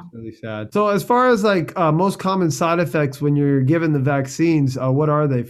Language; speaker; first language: English; early bilingual, other home language; Hindi